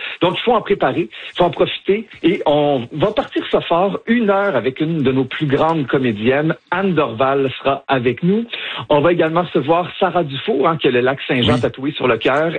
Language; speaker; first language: French; native; French